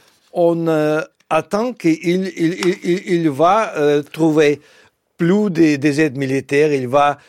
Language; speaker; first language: French; non-native, fluent; Russian